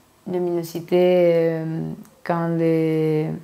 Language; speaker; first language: French; non-native, learner; Spanish